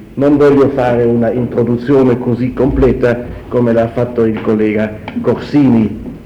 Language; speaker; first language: Italian; non-native, fluent; German